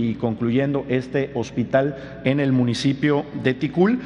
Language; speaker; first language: Spanish; native; Spanish